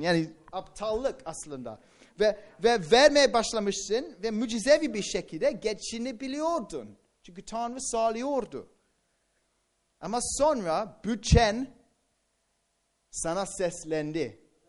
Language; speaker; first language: Turkish; non-native, fluent; English